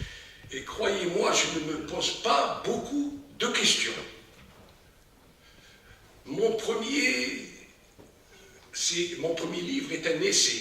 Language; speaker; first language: French; non-native, local second language; Arabic